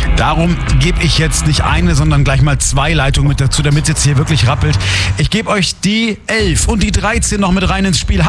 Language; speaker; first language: German; native; German